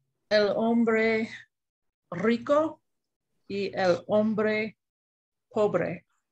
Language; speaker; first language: Spanish; non-native, learner; English